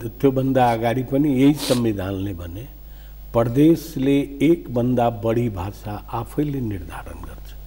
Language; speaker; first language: Nepali; non-native, local second language; Maithili